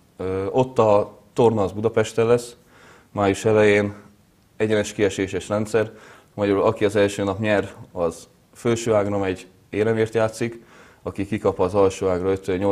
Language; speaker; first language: Hungarian; native; Hungarian